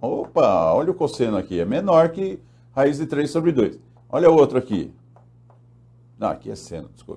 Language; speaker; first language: Portuguese; native; Portuguese